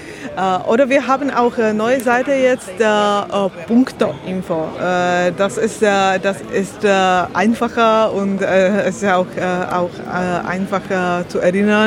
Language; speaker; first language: German; non-native, learner; Slovak